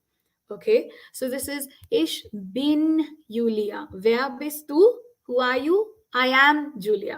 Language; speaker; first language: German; non-native, fluent; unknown